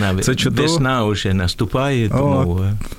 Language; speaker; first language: Ukrainian; non-native, fluent; Dutch